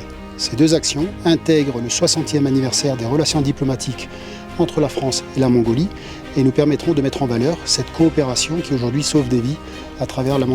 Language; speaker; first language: French; native; French